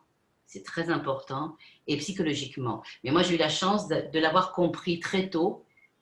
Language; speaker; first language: French; non-native, fluent; Spanish